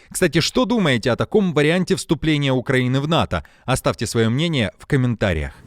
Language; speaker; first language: Russian; native; Russian